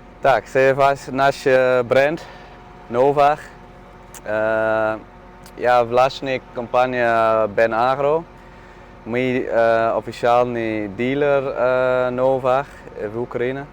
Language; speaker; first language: Ukrainian; non-native, learner; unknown